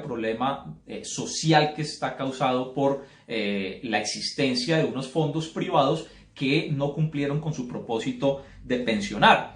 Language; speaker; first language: Spanish; native; Spanish